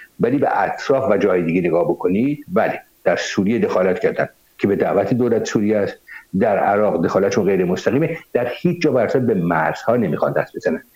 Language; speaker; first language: Persian; native; Persian